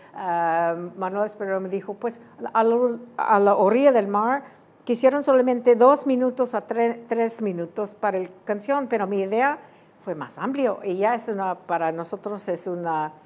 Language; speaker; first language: Spanish; early bilingual, heritage; Spanish